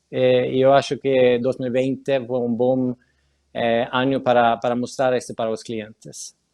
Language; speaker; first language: Portuguese; non-native, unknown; Spanish